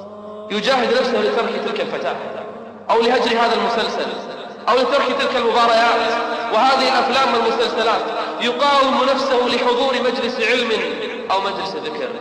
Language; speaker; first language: Arabic; native; Arabic